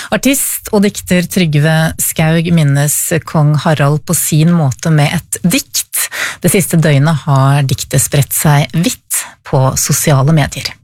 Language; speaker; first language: Norwegian; native; Norwegian